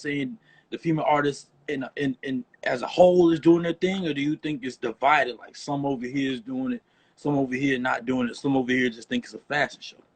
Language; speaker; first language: English; native; English